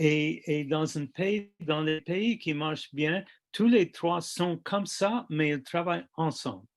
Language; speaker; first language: French; non-native, fluent; English